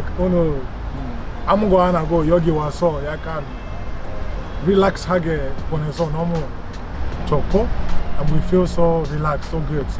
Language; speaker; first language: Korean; non-native, learner; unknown